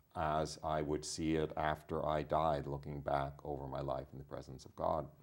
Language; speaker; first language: English; native; English